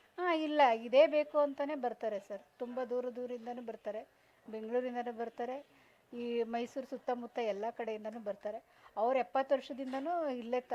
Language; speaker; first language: Kannada; native; Kannada